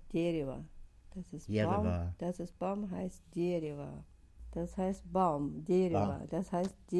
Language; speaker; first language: German; non-native, learner; Russian